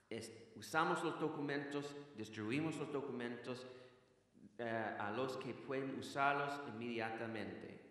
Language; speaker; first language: Spanish; non-native, fluent; English